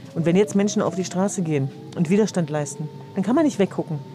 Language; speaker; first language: German; native; German